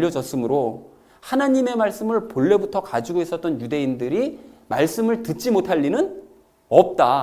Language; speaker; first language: Korean; native; Korean